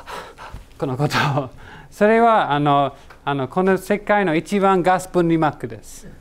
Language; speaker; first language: Japanese; non-native, learner; English